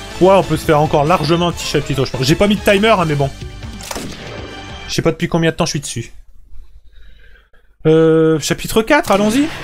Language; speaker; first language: French; native; French